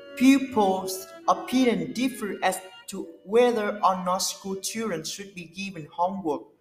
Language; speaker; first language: English; non-native, learner; Vietnamese